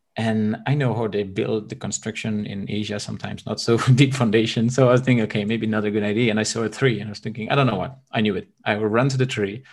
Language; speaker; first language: English; non-native, fluent; French